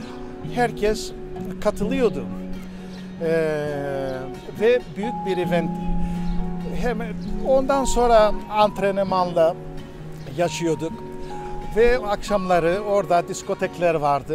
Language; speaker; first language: Turkish; non-native, local second language; Greek